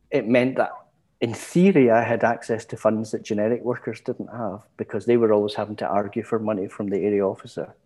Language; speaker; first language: English; native; English